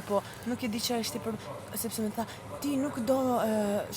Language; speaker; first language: Albanian; non-native, learner; English